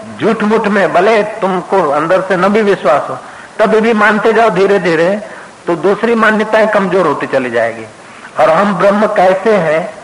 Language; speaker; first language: Hindi; non-native, local second language; Sindhi